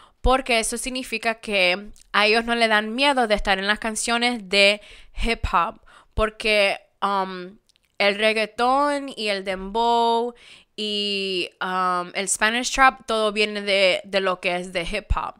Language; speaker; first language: Spanish; early bilingual, heritage; Spanish